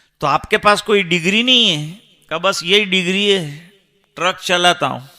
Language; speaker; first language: Urdu; non-native, local second language; Gujarati